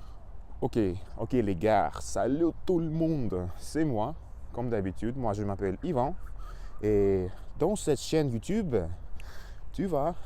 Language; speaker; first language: French; non-native, learner; Russian